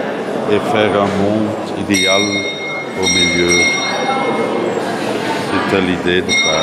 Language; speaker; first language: French; non-native, local second language; Dutch